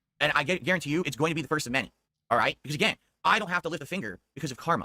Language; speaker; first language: English; native; English